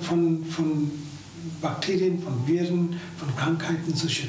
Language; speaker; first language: German; non-native, fluent; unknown